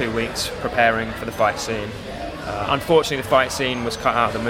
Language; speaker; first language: English; native; English